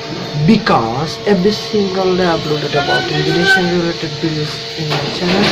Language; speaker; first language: English; non-native, learner; Bangla